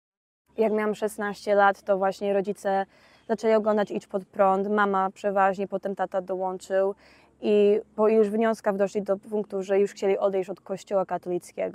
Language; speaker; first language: Polish; early bilingual, heritage; Polish